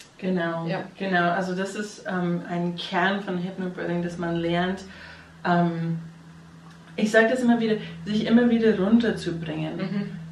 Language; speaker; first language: German; non-native, fluent; English